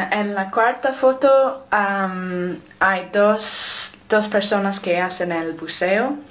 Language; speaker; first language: Spanish; non-native, fluent; English